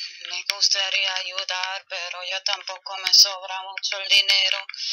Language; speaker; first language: Spanish; non-native, fluent; German